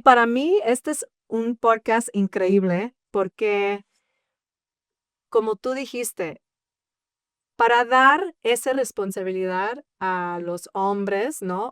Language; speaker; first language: Spanish; early bilingual, heritage; English